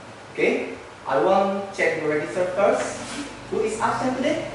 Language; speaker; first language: English; non-native, learner; Indonesian